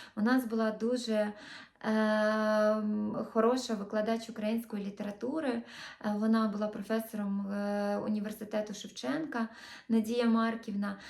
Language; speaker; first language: Ukrainian; non-native, local second language; Russian